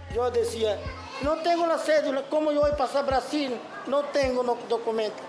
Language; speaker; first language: Spanish; non-native, local second language; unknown